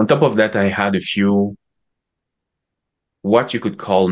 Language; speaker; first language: English; non-native, local second language; French